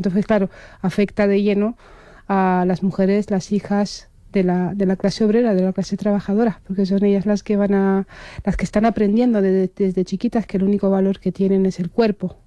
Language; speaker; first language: Spanish; non-native, fluent; Romanian